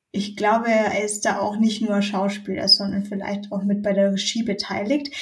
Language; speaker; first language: German; native; German